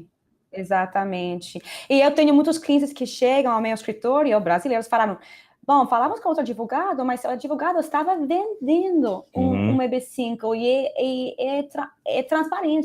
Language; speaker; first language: Portuguese; non-native, fluent; Spanish